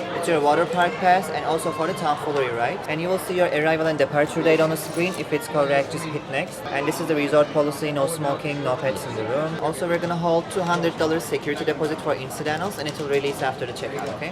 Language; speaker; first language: English; non-native, fluent; Turkish